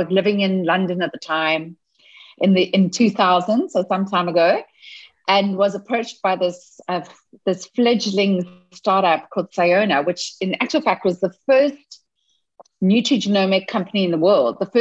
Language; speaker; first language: English; native; English